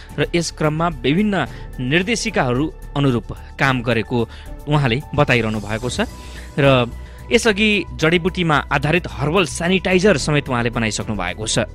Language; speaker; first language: Nepali; native; Nepali